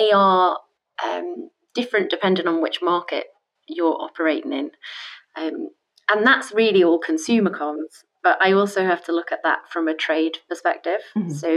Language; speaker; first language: English; native; English